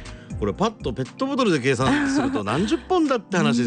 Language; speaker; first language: Japanese; native; Japanese